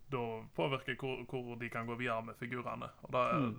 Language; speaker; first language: Norwegian; native; Norwegian